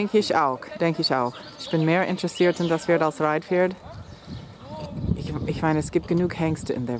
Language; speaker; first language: German; non-native, fluent; English